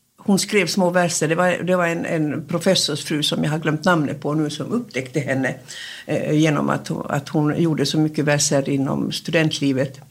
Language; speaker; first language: Swedish; native; Swedish